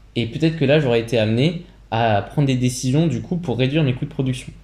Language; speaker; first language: French; native; French